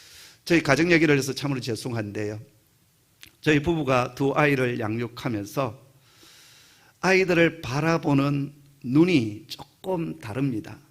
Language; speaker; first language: Korean; native; Korean